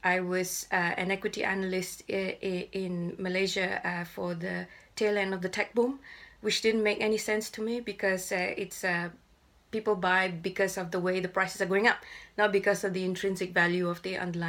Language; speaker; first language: English; non-native, local second language; Malay